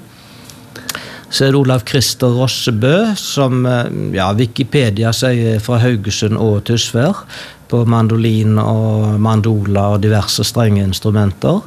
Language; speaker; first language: Norwegian; native; Norwegian